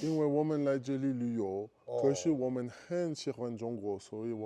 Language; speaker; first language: Chinese; non-native, learner; French